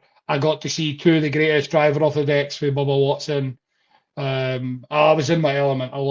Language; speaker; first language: English; native; English